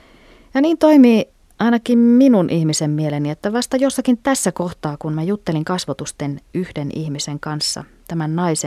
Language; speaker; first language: Finnish; native; Finnish